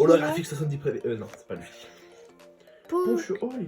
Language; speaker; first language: French; native; French